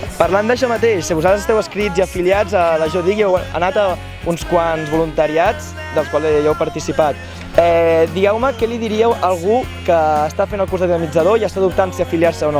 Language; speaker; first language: Catalan; native; Catalan